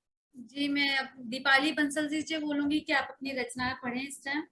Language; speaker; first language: Hindi; native; Hindi